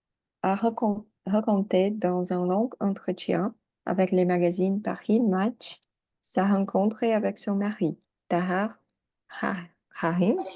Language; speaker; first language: French; non-native, learner; Portuguese